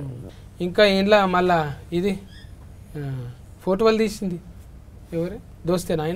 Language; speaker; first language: Telugu; native; Telugu